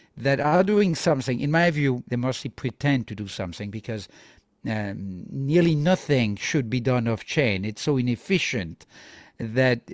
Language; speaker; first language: English; non-native, fluent; French